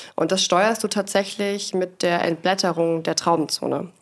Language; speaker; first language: German; native; German